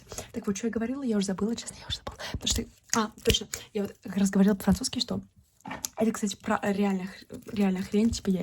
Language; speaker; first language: Russian; early bilingual, heritage; Russian